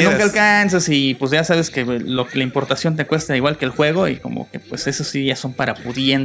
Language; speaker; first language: Spanish; native; Spanish